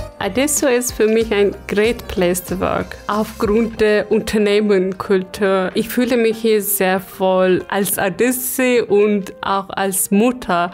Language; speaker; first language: German; non-native, learner; Turkish